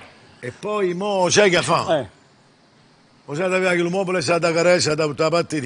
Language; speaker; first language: Italian; native; Italian